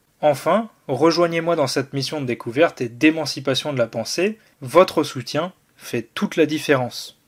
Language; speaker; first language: French; native; French